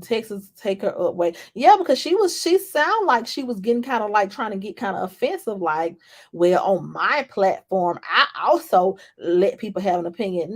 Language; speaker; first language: English; native; English